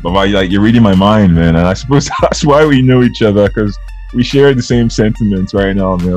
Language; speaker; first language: English; non-native, local second language; Yoruba